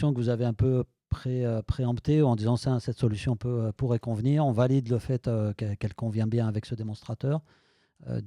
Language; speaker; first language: French; native; French